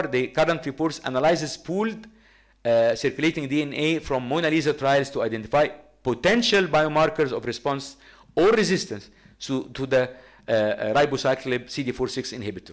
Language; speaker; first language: English; non-native, fluent; Arabic